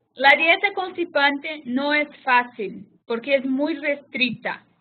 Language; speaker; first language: Spanish; non-native, fluent; Portuguese